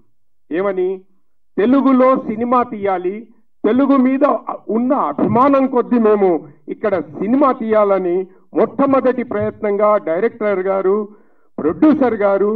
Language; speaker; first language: Telugu; native; Telugu